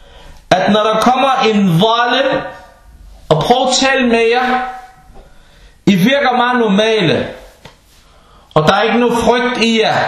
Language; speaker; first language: Danish; early bilingual, other home language; Arabic